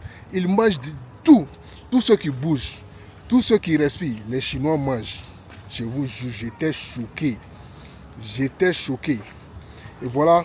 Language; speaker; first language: French; non-native, local second language; Bambara